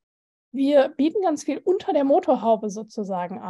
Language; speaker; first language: German; native; German